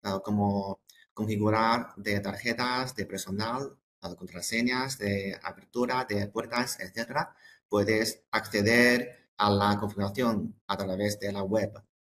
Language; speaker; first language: Spanish; non-native, fluent; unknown